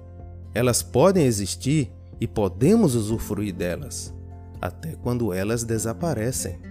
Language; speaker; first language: Portuguese; native; Portuguese